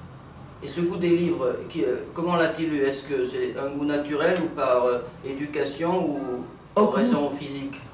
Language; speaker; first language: French; native; French